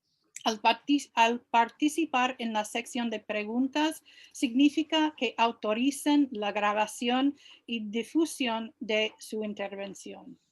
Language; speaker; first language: Spanish; non-native, fluent; English